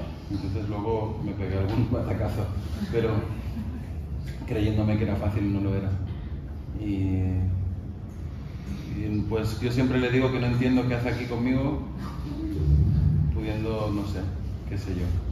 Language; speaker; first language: Spanish; native; Spanish